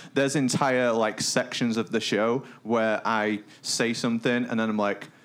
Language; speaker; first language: English; native; English